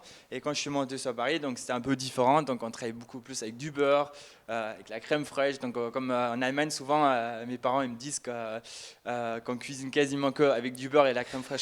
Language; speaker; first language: French; non-native, fluent; German